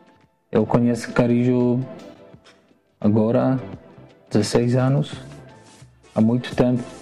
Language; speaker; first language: Portuguese; non-native, learner; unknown